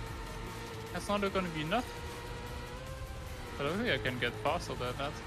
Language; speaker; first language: English; non-native, fluent; German